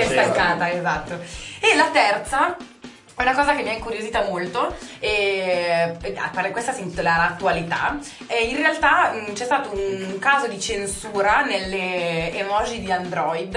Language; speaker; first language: Italian; native; Italian